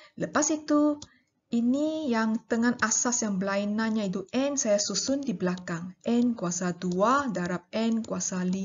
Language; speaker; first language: Malay; non-native, local second language; Chinese